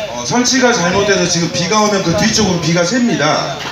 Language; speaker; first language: Korean; native; Korean